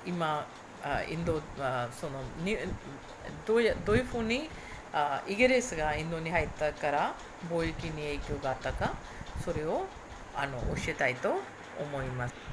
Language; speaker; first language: Japanese; non-native, fluent; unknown